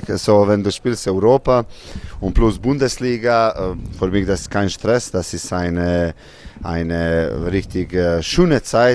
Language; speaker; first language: German; non-native, fluent; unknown